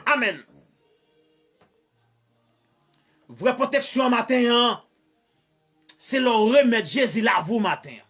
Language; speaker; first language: French; non-native, learner; Haitian Creole